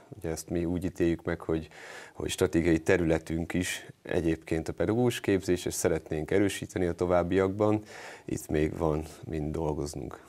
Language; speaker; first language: Hungarian; native; Hungarian